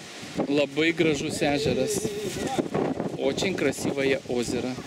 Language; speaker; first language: Russian; non-native, fluent; Lithuanian